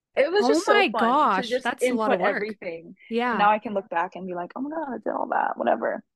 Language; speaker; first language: English; native; English